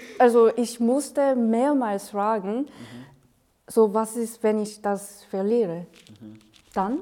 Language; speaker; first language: German; non-native, learner; Korean